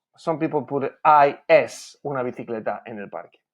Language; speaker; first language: Spanish; non-native, fluent; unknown